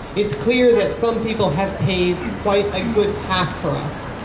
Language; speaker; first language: English; native; English